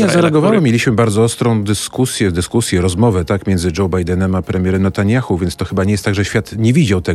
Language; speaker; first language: Polish; native; Polish